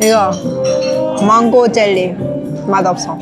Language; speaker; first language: Korean; non-native, learner; Persian